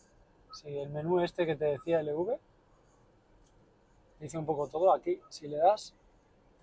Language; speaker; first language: Spanish; native; Spanish